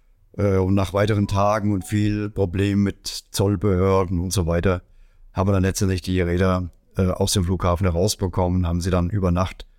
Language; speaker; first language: German; native; German